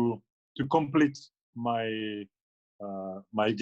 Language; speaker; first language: English; non-native, fluent; French